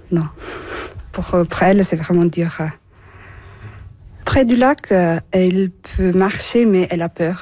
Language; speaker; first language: French; non-native, fluent; Turkish